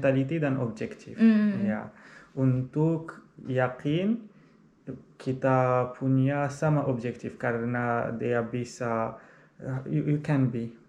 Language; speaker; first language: Indonesian; non-native, learner; Arabic